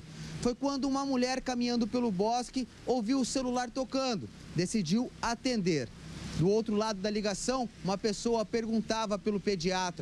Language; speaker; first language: Portuguese; native; Portuguese